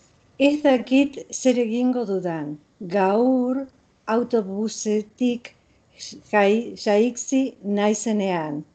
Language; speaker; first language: Basque; non-native, learner; Spanish